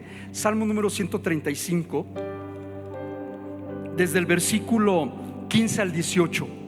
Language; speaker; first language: Spanish; native; Spanish